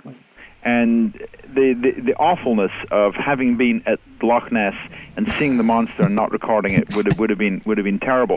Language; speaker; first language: English; native; English